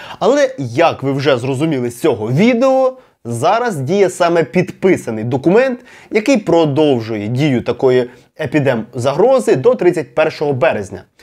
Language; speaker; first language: Ukrainian; non-native, local second language; Russian